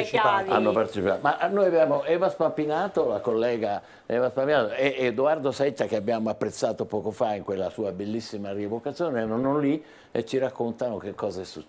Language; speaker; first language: Italian; native; Italian